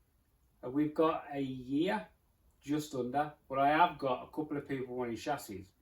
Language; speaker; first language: English; native; English